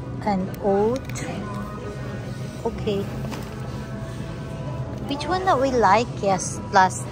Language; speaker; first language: English; non-native, local second language; Filipino